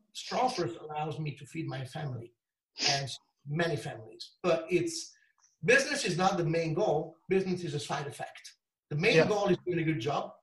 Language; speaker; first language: English; non-native, fluent; Italian